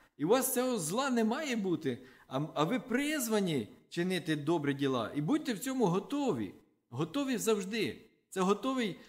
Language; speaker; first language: Ukrainian; non-native, local second language; Russian